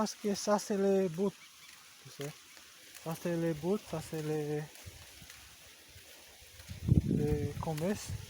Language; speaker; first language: French; non-native, learner; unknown